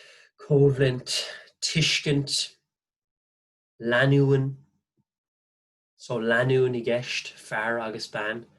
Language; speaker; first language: Irish; non-native, local second language; English